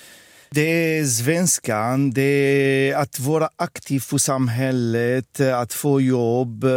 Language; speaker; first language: Swedish; non-native, fluent; Arabic